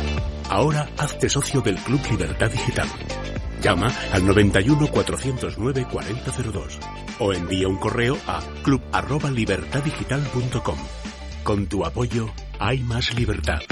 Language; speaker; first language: Spanish; native; Spanish